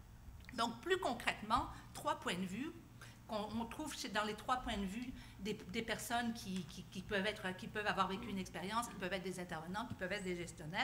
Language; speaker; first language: French; native; French